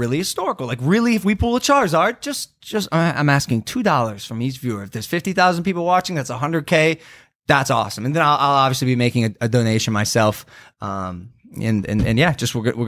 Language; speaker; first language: English; native; English